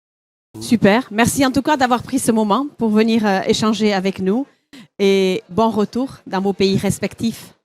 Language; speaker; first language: French; native; French